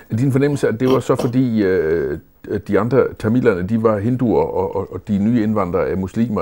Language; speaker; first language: Danish; native; Danish